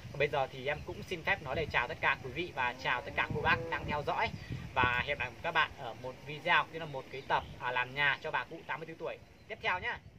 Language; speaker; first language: Vietnamese; non-native, local second language; Hmong